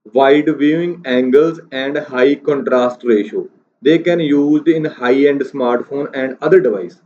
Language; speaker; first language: English; non-native, local second language; Punjabi